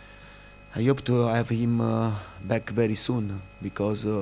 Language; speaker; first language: English; non-native, fluent; Italian